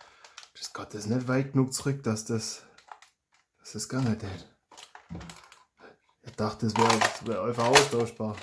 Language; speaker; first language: German; native; German